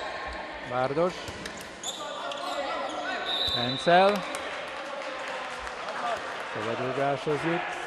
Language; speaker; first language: Hungarian; native; Hungarian